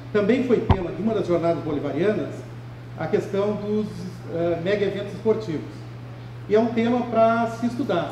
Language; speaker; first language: Portuguese; native; Portuguese